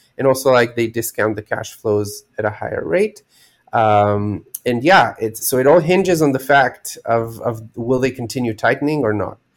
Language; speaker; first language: English; non-native, fluent; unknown